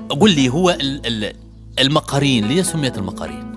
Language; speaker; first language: Arabic; native; Arabic